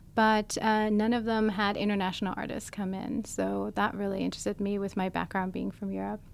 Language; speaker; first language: English; non-native, fluent; German